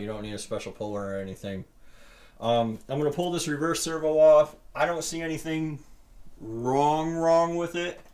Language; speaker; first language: English; native; English